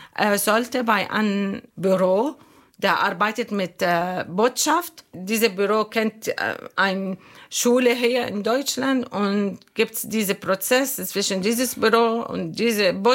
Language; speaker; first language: German; non-native, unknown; Arabic